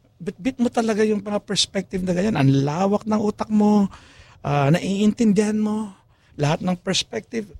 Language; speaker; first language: Filipino; non-native, local second language; Pampanga